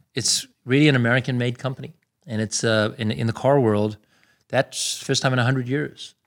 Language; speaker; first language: English; native; English